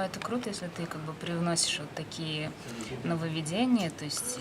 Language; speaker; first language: Russian; native; Russian